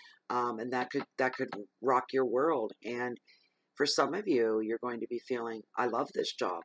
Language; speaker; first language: English; native; English